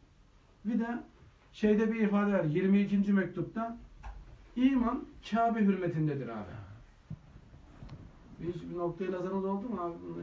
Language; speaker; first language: Turkish; native; Turkish